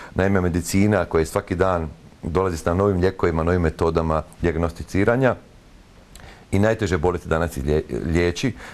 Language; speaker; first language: Croatian; native; Croatian